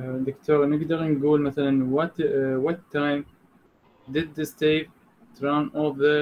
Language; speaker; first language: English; non-native, learner; Arabic